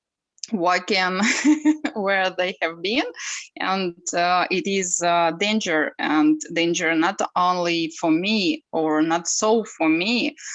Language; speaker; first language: English; non-native, learner; Ukrainian